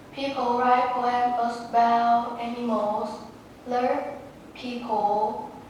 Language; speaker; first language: English; non-native, learner; Vietnamese